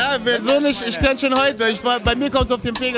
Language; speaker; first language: German; native; German